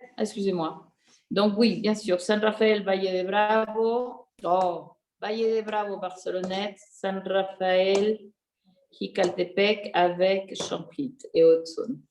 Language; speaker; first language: French; native; French